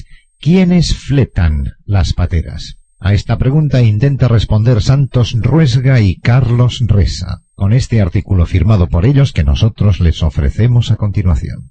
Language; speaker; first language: Spanish; native; Spanish